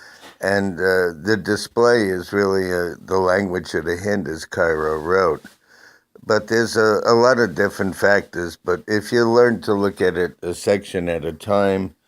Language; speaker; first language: English; native; English